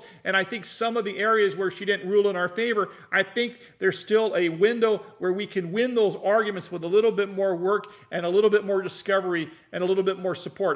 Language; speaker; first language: English; native; English